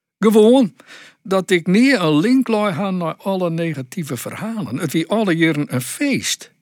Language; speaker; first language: Dutch; native; Dutch